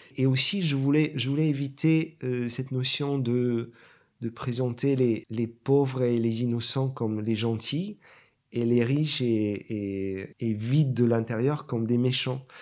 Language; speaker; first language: French; non-native, fluent; Bulgarian